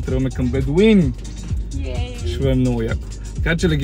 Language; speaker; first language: Bulgarian; native; Bulgarian